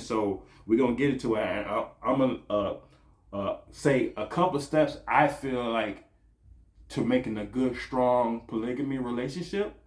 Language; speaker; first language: English; native; English